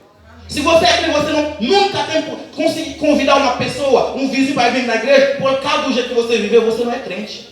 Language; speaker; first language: Portuguese; non-native, learner; Haitian Creole